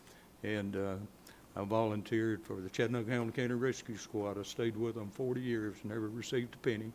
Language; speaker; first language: English; native; English